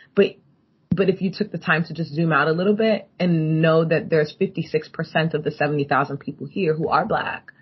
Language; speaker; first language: English; native; English